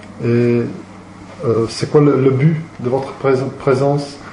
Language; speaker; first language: French; non-native, learner; Slovenian